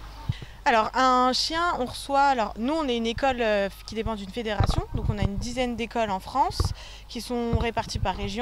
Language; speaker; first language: French; native; French